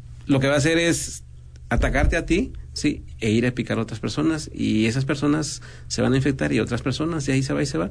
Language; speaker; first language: Spanish; native; Spanish